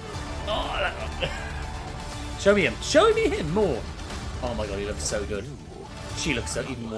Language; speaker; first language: English; native; English